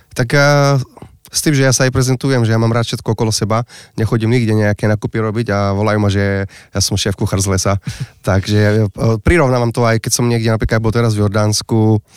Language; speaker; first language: Slovak; native; Slovak